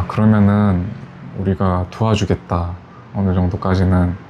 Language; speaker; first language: Korean; native; Korean